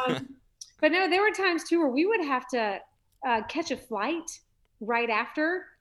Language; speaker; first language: English; native; English